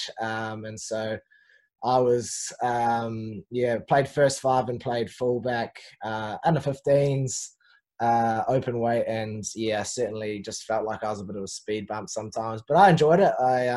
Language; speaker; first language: English; native; English